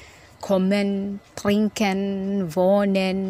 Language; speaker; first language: German; non-native, fluent; Indonesian